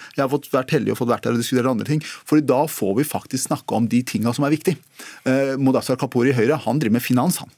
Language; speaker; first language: Norwegian; early bilingual, other home language; Persian